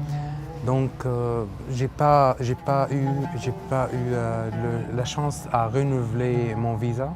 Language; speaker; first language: French; non-native, learner; Arabic